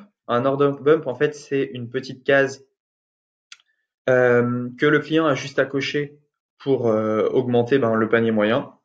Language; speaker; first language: French; native; French